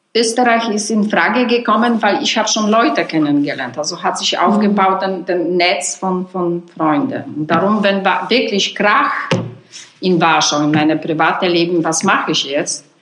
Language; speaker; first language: German; non-native, learner; Polish